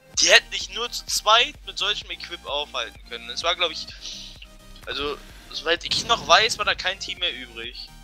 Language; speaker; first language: German; native; German